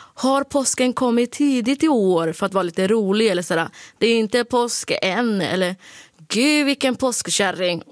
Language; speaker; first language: Swedish; early bilingual, other home language; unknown